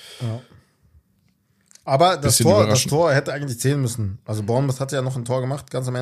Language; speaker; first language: German; native; German